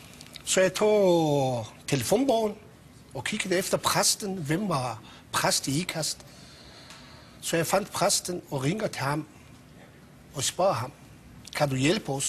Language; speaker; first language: Danish; non-native, fluent; Persian